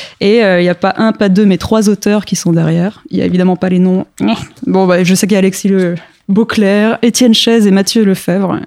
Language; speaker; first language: French; early bilingual, other home language; Spanish